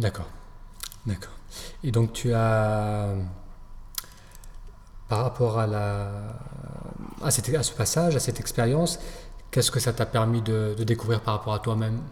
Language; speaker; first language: French; native; French